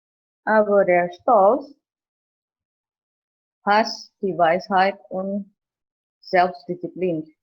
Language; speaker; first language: German; non-native, learner; Indonesian